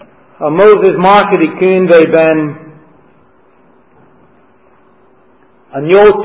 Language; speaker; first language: Hungarian; non-native, learner; English